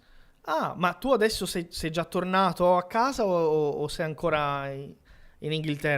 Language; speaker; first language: Italian; non-native, fluent; Portuguese